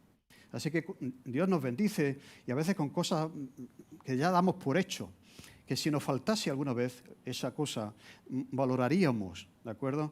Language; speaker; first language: Spanish; native; Spanish